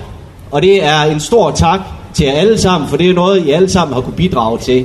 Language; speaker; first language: Danish; native; Danish